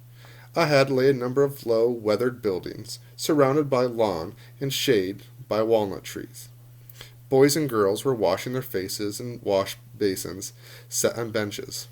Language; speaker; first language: English; native; English